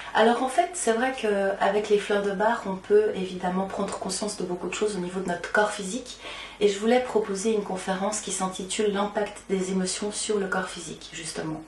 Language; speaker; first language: French; native; French